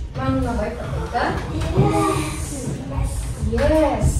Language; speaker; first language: Lithuanian; non-native, learner; Japanese